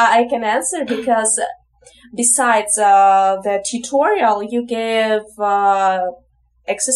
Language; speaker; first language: English; non-native, fluent; Ukrainian